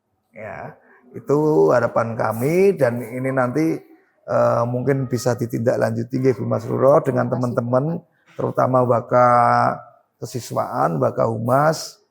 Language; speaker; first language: Indonesian; native; Indonesian